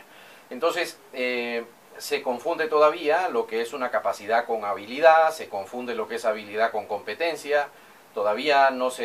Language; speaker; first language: Spanish; native; Spanish